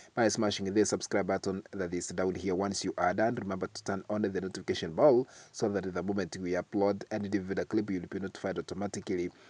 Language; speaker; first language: English; non-native, local second language; Swahili